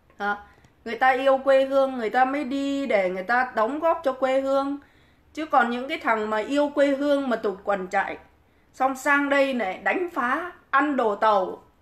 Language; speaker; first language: Vietnamese; native; Vietnamese